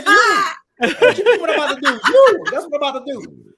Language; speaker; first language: English; native; English